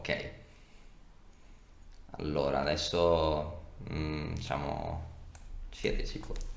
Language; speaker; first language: Italian; native; Italian